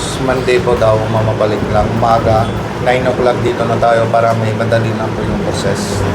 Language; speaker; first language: Filipino; non-native, learner; Punjabi